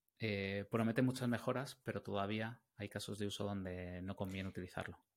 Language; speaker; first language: Spanish; native; Spanish